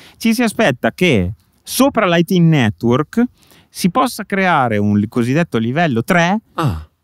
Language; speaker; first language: Italian; native; Italian